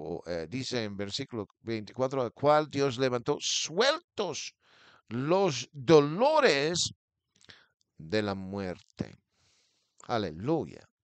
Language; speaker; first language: Spanish; non-native, fluent; English